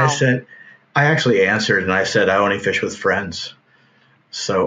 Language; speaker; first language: English; native; English